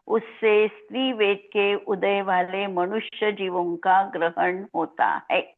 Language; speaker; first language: Hindi; non-native, local second language; Marathi